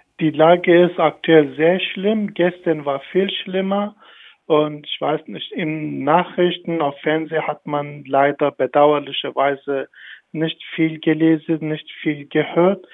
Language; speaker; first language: German; non-native, fluent; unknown